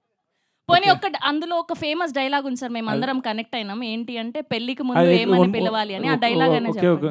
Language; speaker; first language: Telugu; native; Telugu